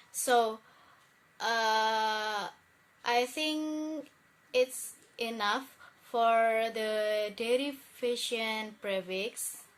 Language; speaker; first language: English; non-native, learner; Indonesian